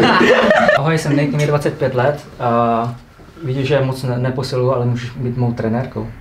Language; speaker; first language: Czech; early bilingual, other home language; Vietnamese